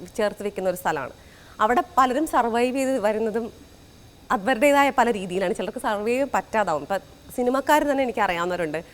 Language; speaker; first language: Malayalam; native; Malayalam